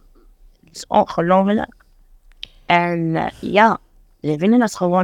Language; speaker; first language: Dutch; non-native, fluent; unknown